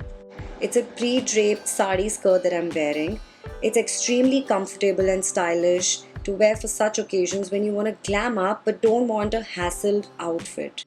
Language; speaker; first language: English; non-native, local second language; Hindi